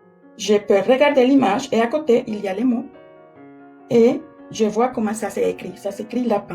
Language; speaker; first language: French; non-native, fluent; Spanish